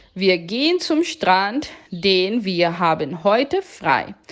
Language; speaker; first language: German; non-native, fluent; Portuguese